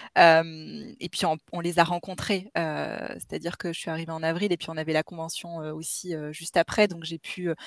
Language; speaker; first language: French; native; French